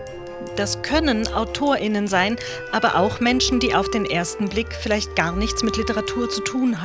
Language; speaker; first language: German; native; German